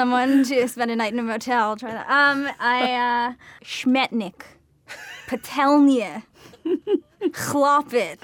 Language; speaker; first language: English; non-native, fluent; Yiddish